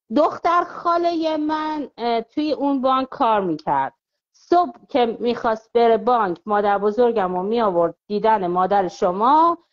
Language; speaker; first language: Persian; early bilingual, heritage; Persian